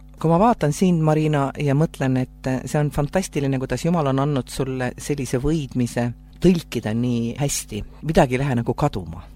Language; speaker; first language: Estonian; native; Estonian